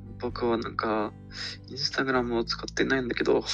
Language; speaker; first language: Japanese; non-native, learner; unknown